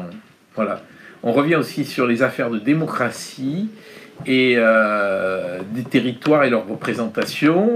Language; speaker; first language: French; native; French